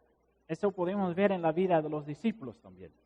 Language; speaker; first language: Spanish; non-native, fluent; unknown